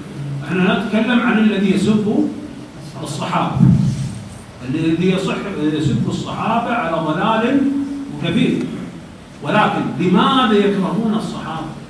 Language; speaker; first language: Arabic; native; Arabic